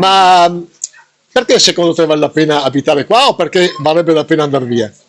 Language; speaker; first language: Italian; native; Italian